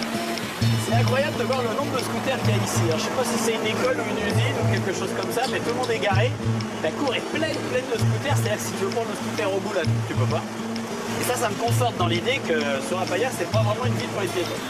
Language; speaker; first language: French; native; French